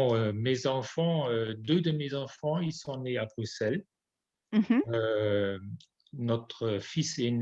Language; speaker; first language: French; non-native, fluent; German